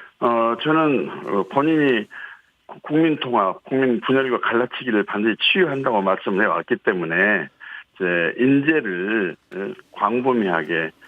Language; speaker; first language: Korean; native; Korean